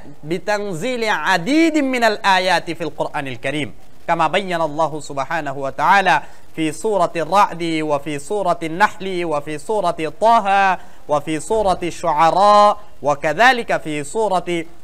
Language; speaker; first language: Arabic; non-native, fluent; Bangla